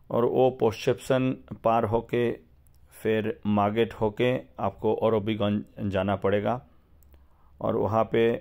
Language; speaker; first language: Hindi; non-native, fluent; Bangla